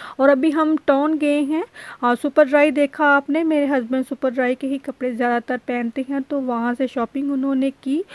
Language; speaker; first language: Urdu; native; Urdu